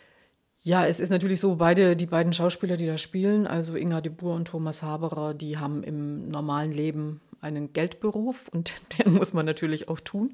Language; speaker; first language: German; native; German